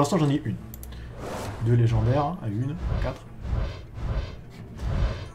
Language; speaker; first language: French; native; French